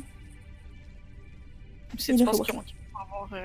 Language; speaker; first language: French; native; French